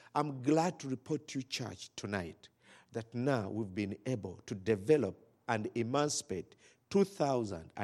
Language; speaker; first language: English; non-native, local second language; Ganda